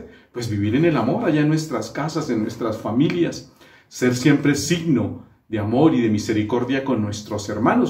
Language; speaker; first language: Spanish; native; Spanish